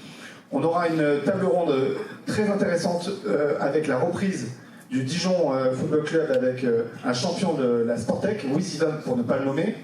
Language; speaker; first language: French; native; French